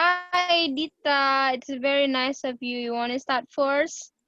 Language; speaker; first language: English; non-native, fluent; Indonesian